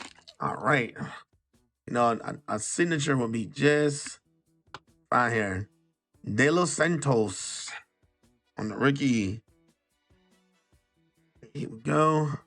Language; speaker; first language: English; native; English